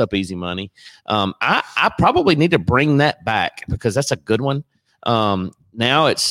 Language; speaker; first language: English; native; English